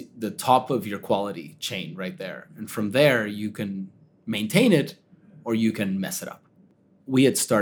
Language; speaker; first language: English; early bilingual, other home language; Spanish